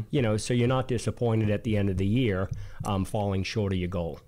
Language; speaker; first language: English; native; English